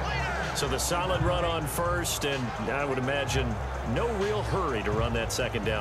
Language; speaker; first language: English; native; English